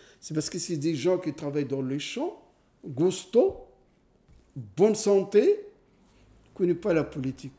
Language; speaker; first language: French; non-native, fluent; Arabic